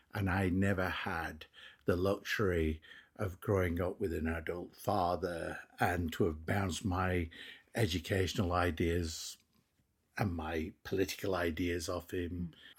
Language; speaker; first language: English; native; English